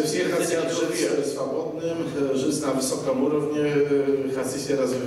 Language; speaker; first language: Russian; non-native, fluent; Polish